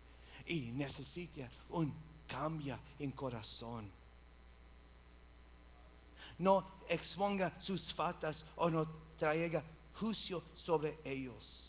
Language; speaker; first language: Spanish; early bilingual, heritage; English